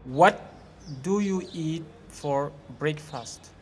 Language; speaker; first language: English; non-native, learner; Fula